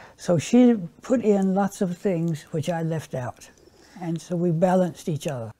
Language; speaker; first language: English; native; English